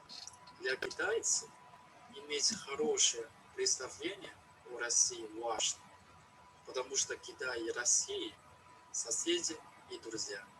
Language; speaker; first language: Russian; non-native, fluent; Chinese